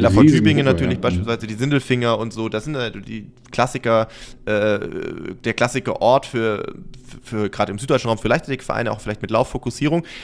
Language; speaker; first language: German; native; German